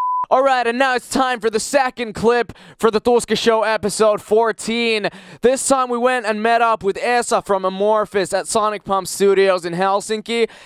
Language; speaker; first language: English; non-native, fluent; Finnish